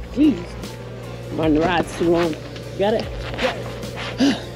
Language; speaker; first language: English; native; English